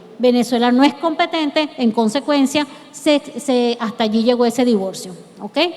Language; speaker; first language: Spanish; native; Spanish